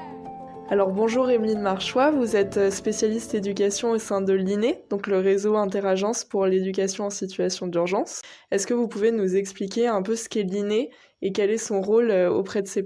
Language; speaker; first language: French; native; French